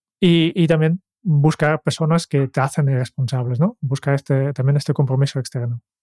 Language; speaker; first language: Spanish; non-native, fluent; Dutch